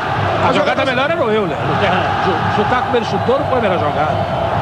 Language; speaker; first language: Portuguese; native; Portuguese